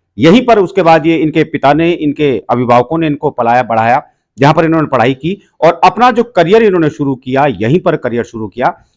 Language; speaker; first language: Hindi; native; Hindi